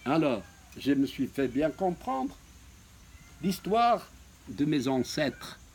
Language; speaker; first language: French; non-native, local second language; Arabic